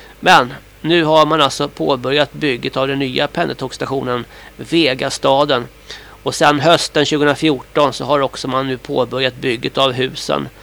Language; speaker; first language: Swedish; native; Swedish